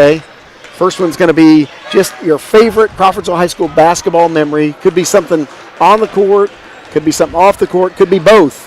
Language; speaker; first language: English; native; English